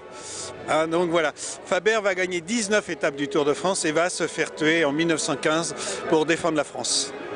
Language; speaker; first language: French; native; French